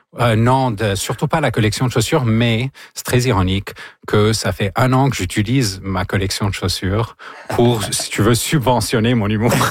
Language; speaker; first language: French; non-native, local second language; Arabic